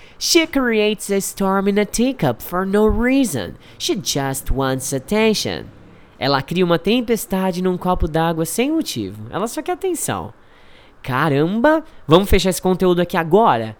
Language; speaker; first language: Portuguese; native; Portuguese